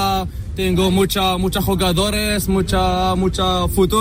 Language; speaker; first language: Spanish; non-native, learner; Arabic